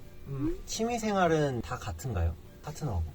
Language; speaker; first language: Korean; native; Korean